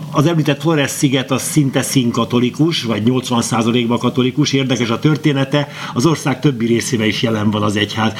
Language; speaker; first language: Hungarian; native; Hungarian